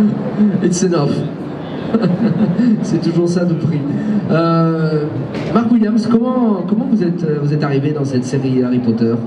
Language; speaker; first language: French; native; French